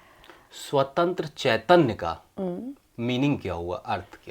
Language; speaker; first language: Hindi; native; Hindi